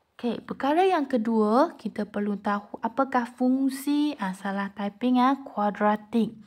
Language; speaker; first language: Malay; non-native, local second language; Chinese